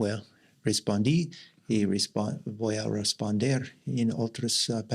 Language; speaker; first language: Spanish; non-native, learner; English